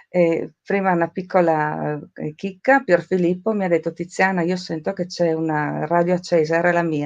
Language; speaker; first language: Italian; native; Italian